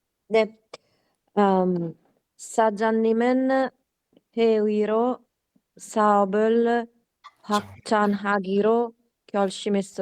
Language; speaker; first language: Korean; non-native, learner; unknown